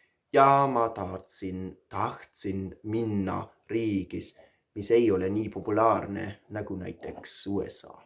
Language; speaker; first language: Estonian; non-native, learner; German